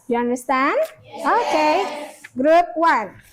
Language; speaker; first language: English; non-native, fluent; Indonesian